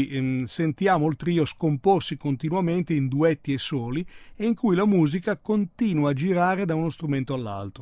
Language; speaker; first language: Italian; native; Italian